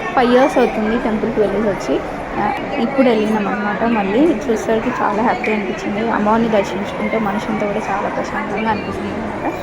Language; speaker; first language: Telugu; non-native, local second language; Lambadi